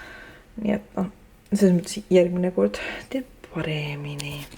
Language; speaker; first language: Estonian; native; Estonian